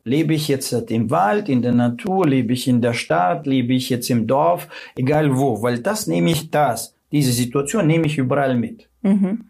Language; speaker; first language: German; non-native, fluent; Russian